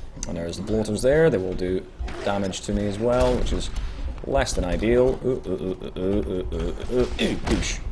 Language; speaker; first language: English; native; English